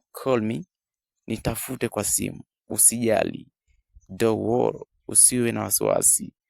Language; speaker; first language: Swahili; native; Swahili